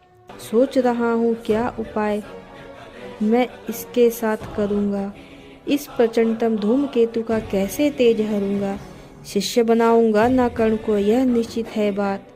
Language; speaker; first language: Hindi; native; Hindi